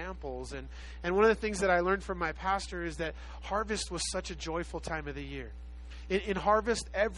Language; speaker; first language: English; native; English